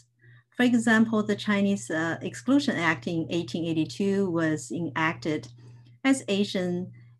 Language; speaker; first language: English; non-native, fluent; Chinese